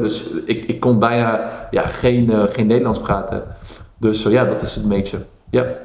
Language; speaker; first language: Dutch; early bilingual, heritage; Dutch